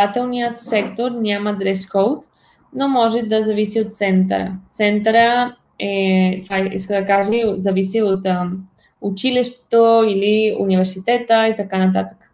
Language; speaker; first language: Bulgarian; non-native, fluent; Spanish